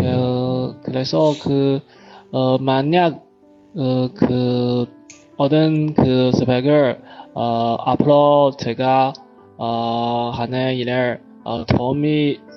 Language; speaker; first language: Korean; non-native, learner; Chinese